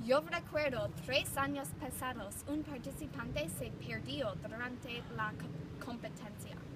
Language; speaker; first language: Spanish; non-native, learner; English